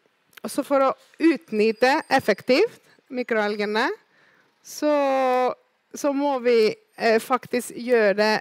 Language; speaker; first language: Norwegian; non-native, fluent; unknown